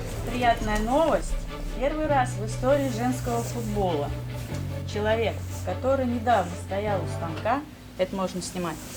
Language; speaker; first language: Russian; native; Russian